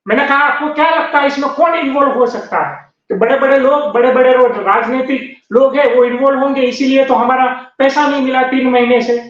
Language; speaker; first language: Hindi; non-native, local second language; Gujarati